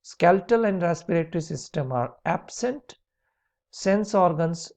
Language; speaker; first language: English; non-native, local second language; Hindi